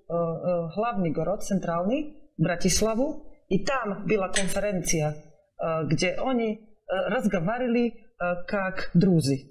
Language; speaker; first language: Russian; non-native, learner; Slovak